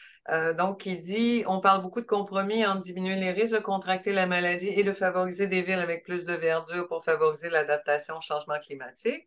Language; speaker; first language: French; native; French